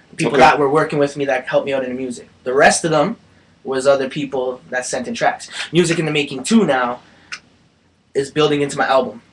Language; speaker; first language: English; native; English